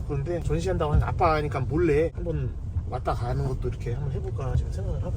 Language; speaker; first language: Korean; native; Korean